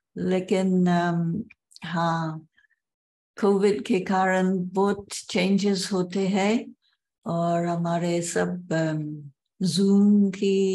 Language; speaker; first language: Hindi; non-native, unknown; English